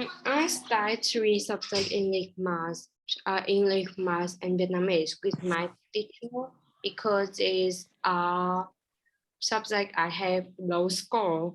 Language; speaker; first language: English; non-native, learner; Vietnamese